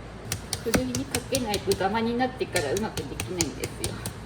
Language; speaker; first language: Japanese; native; Japanese